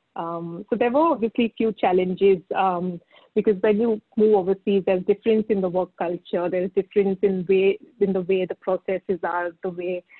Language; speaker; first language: English; non-native, local second language; Marathi